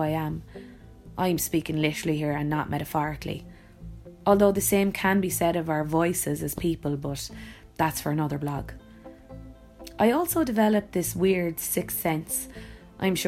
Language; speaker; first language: English; native; English